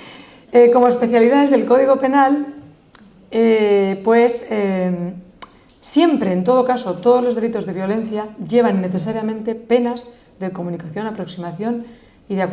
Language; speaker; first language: Spanish; native; Spanish